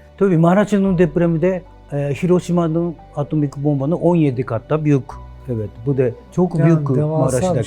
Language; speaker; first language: Turkish; non-native, learner; Japanese